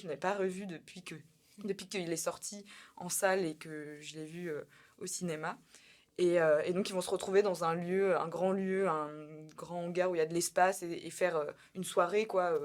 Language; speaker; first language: French; native; French